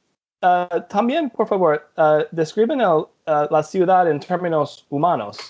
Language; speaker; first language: Spanish; non-native, fluent; English